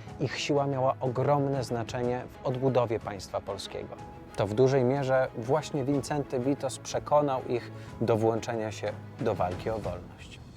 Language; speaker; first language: Polish; native; Polish